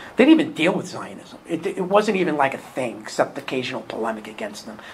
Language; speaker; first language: English; native; English